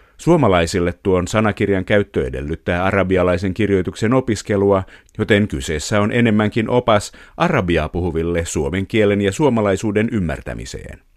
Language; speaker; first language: Finnish; native; Finnish